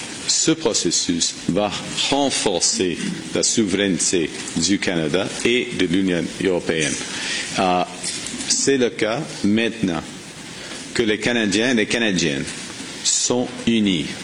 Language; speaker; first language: French; non-native, fluent; English